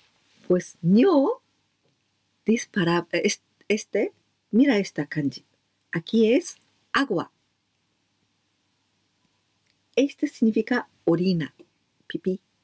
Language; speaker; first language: Spanish; non-native, learner; Japanese